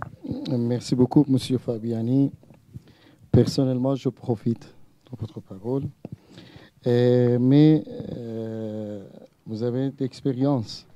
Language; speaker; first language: French; non-native, learner; Persian